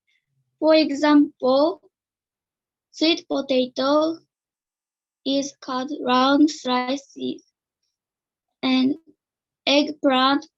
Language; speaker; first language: English; non-native, learner; Japanese